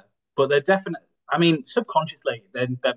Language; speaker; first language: English; native; English